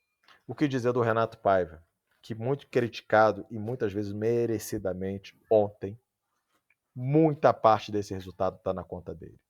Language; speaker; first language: Portuguese; native; Portuguese